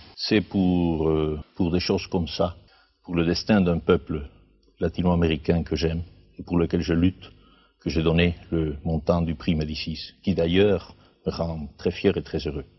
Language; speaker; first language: French; non-native, fluent; Spanish